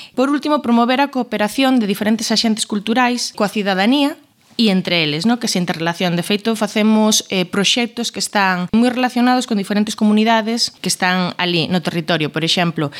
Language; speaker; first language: Galician; native; Galician